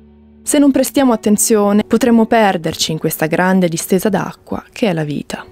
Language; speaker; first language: Italian; native; Italian